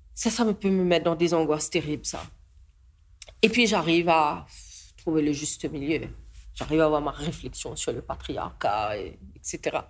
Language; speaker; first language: French; non-native, local second language; Morisyen